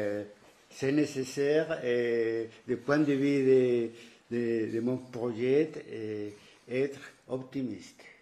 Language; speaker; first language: French; non-native, fluent; Spanish